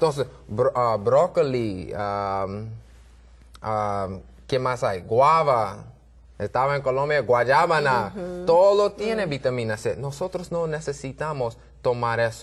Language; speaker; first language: Spanish; non-native, learner; English